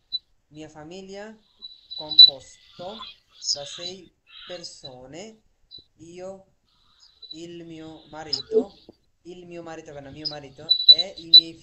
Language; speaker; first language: Italian; non-native, fluent; Bangla